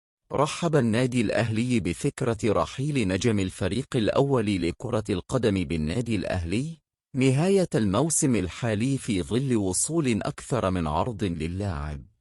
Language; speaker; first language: Arabic; native; Arabic